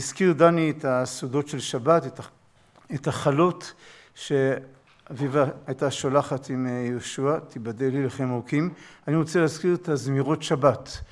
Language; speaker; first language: Hebrew; native; Hebrew